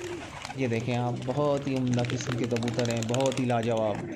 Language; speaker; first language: Hindi; native; Hindi